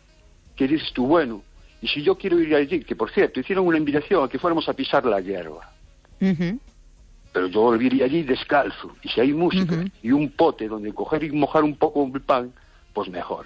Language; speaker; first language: Spanish; native; Spanish